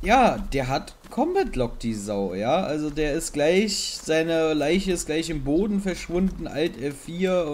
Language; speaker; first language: German; native; German